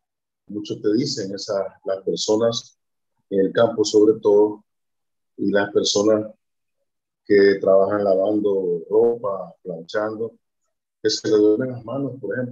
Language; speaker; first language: Spanish; native; Spanish